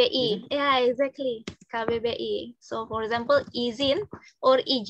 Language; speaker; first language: English; non-native, fluent; Indonesian